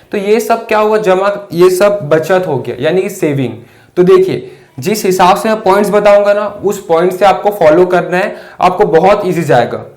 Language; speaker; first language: Hindi; native; Hindi